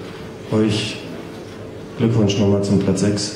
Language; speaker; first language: German; native; German